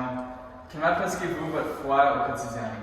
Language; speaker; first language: French; native; French